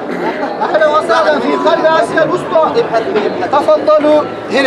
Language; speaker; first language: Arabic; non-native, learner; Kyrgyz